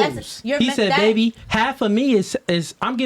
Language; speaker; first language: English; native; English